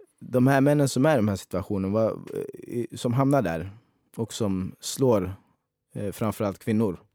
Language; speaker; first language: Swedish; native; Swedish